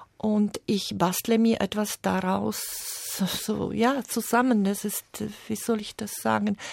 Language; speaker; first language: German; non-native, fluent; Slovak